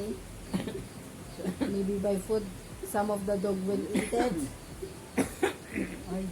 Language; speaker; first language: English; non-native, local second language; Filipino